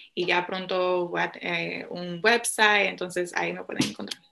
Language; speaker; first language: Spanish; early bilingual, heritage; Spanish